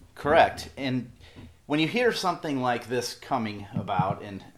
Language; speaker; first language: English; native; English